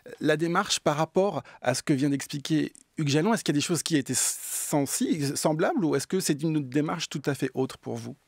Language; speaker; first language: French; native; French